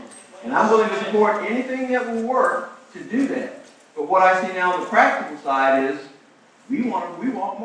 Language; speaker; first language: English; native; English